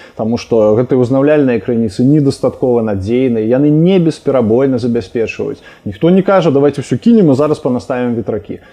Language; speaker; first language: Belarusian; non-native, local second language; Russian